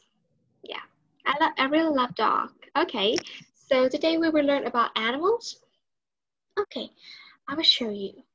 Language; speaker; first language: English; non-native, learner; Vietnamese